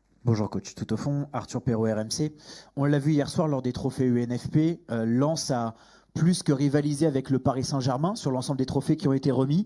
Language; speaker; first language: French; native; French